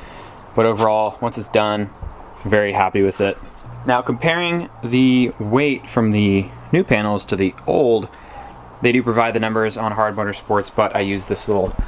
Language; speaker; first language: English; native; English